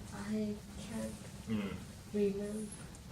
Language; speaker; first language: English; non-native, learner; Korean